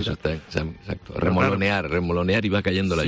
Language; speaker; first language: Spanish; native; Spanish